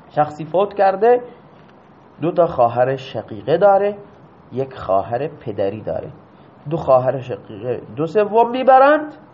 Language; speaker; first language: Persian; non-native, local second language; Baluchi